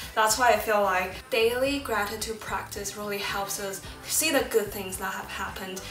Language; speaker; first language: English; early bilingual, other home language; Chinese